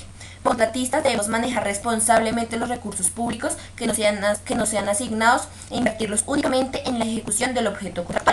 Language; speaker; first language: Spanish; native; Spanish